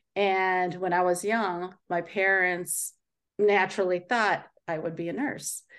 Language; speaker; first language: English; native; English